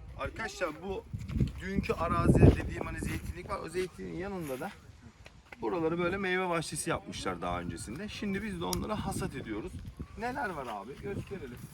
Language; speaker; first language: Turkish; early bilingual, heritage; Turkish